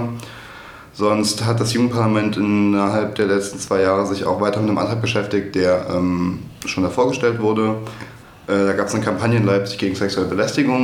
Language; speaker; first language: German; native; German